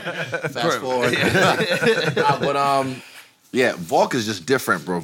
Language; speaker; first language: English; non-native, local second language; Yoruba